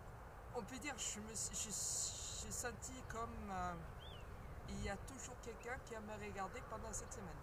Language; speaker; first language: French; non-native, fluent; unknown